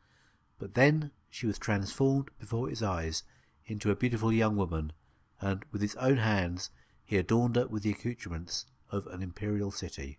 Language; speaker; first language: English; native; English